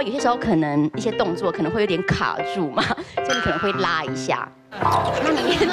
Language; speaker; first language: Chinese; native; Chinese